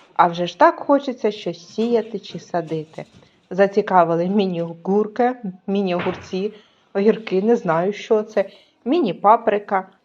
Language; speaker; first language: Ukrainian; native; Ukrainian